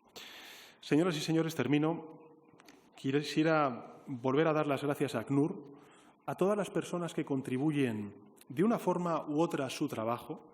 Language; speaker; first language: Spanish; native; Spanish